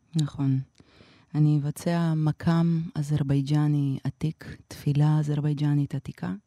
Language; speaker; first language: Hebrew; non-native, fluent; Azerbaijani